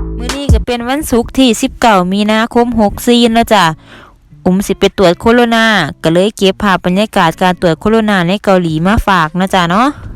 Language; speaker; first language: Thai; native; Thai